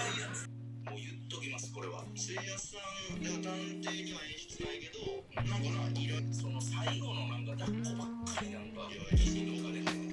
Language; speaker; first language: Japanese; native; Japanese